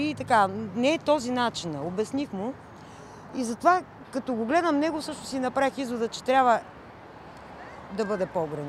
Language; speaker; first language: Bulgarian; native; Bulgarian